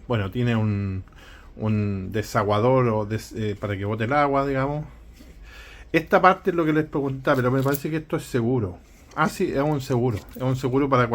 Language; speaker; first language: Spanish; native; Spanish